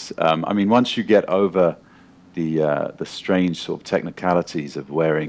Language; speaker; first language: English; native; English